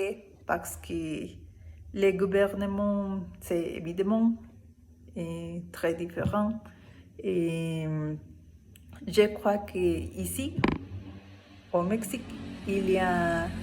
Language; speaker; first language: French; non-native, learner; Spanish